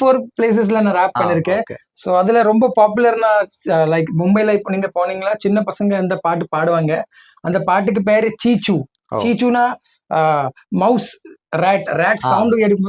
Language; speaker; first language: Tamil; early bilingual, heritage; Tamil